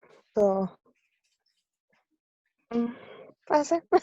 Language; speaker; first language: English; non-native, learner; Spanish